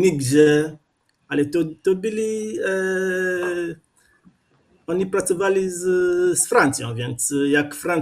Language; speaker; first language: Polish; non-native, fluent; Lingala